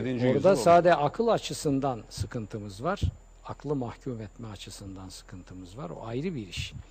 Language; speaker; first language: Turkish; native; Turkish